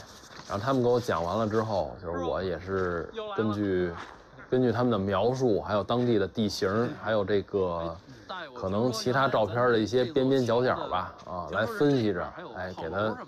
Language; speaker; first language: Chinese; native; Chinese